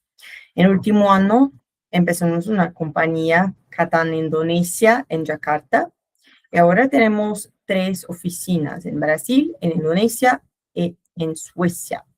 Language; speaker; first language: Spanish; non-native, learner; Portuguese